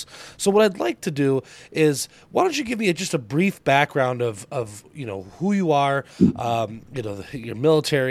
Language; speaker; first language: English; native; English